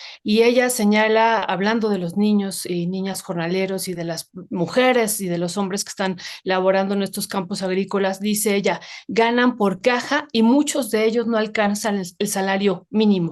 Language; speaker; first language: Spanish; native; Spanish